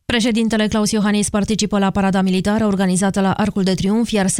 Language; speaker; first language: Romanian; native; Romanian